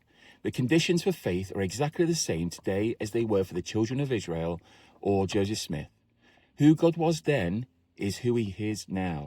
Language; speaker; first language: English; native; English